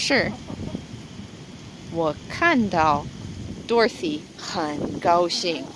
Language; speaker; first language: Chinese; non-native, fluent; English